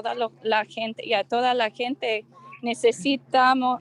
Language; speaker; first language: Spanish; non-native, learner; English